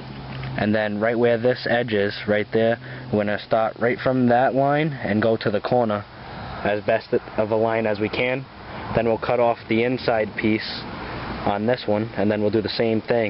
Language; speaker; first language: English; native; English